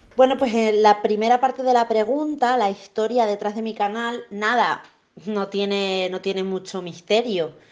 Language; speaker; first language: Spanish; native; Spanish